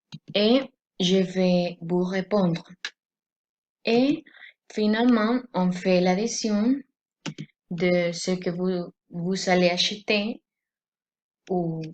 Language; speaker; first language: French; non-native, learner; Spanish